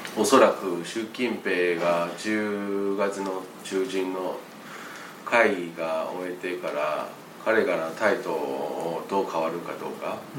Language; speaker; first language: Japanese; non-native, fluent; Chinese